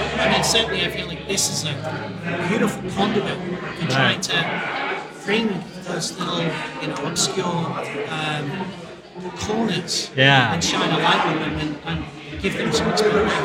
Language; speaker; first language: English; native; English